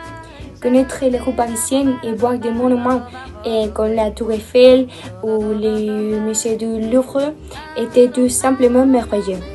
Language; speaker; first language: French; non-native, learner; Spanish